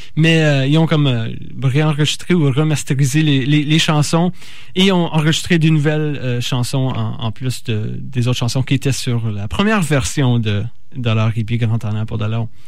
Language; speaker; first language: French; native; French